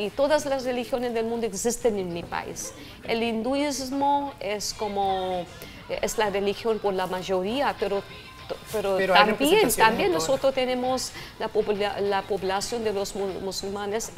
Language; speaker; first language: Spanish; non-native, fluent; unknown